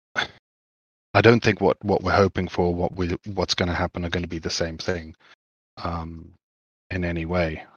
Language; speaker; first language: English; native; English